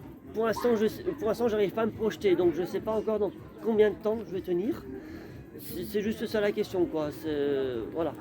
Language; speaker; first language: French; native; French